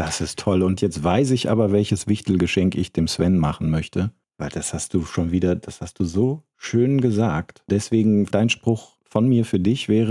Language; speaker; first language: German; native; German